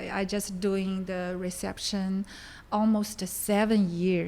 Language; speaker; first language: English; non-native, learner; Chinese